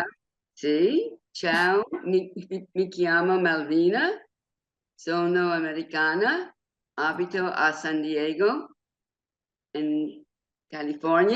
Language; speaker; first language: Italian; non-native, learner; English